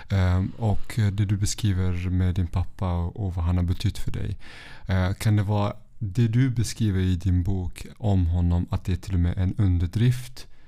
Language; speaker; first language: Swedish; early bilingual, other home language; Central Kurdish